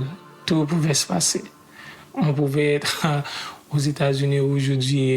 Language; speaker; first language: French; non-native, local second language; Haitian Creole